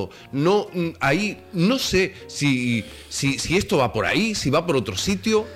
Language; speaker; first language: Spanish; native; Spanish